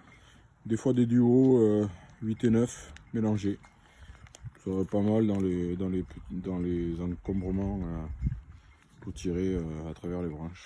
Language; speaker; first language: French; native; French